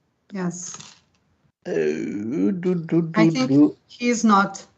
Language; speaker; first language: English; non-native, learner; Portuguese